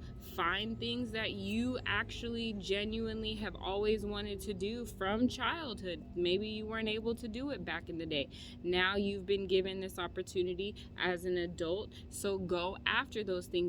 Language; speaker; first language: English; native; English